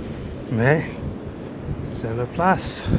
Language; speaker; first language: French; non-native, learner; English